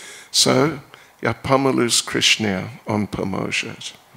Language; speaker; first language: Russian; non-native, learner; English